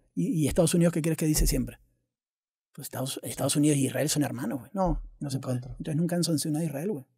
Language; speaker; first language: Spanish; native; Spanish